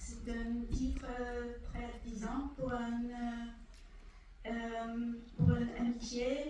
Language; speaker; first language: French; non-native, fluent; Hungarian